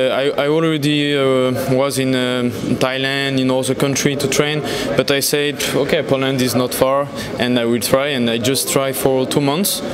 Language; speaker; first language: English; non-native, learner; French